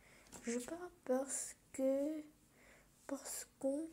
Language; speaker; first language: French; non-native, learner; English